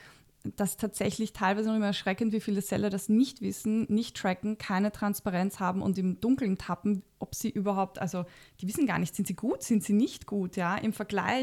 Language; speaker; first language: German; native; German